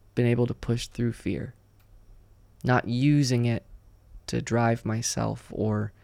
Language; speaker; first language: English; native; English